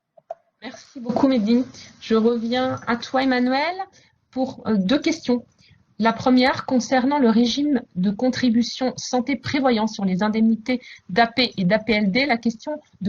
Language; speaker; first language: French; native; French